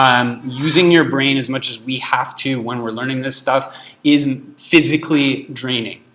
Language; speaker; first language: English; native; English